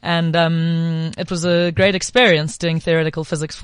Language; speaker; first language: English; native; English